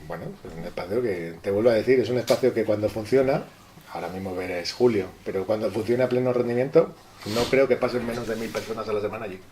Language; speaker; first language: Spanish; native; Spanish